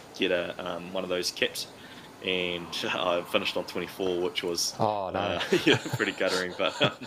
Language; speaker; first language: English; native; English